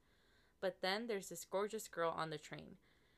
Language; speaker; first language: English; native; English